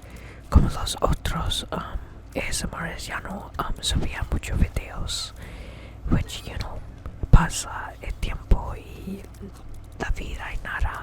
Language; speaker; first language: Spanish; early bilingual, heritage; English